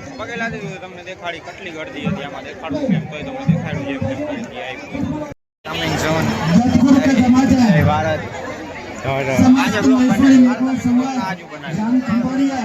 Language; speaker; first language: Gujarati; native; Gujarati